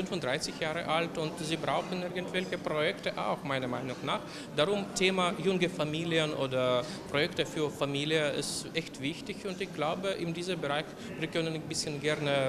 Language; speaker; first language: German; non-native, local second language; Ukrainian